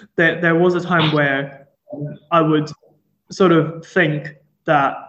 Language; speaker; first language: English; non-native, local second language; Cantonese